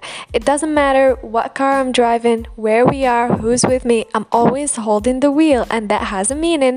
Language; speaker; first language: English; non-native, fluent; Arabic